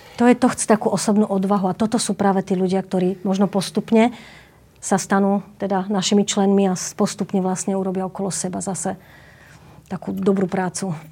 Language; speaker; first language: Slovak; native; Slovak